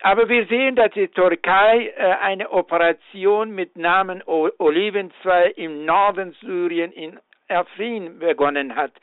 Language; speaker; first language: German; non-native, fluent; Persian